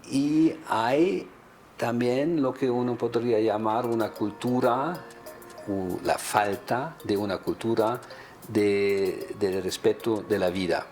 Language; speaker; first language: Spanish; non-native, fluent; German